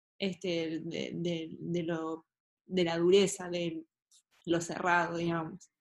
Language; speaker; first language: Spanish; native; Spanish